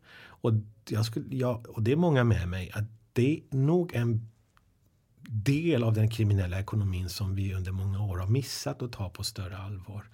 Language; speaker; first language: Swedish; early bilingual, other home language; Persian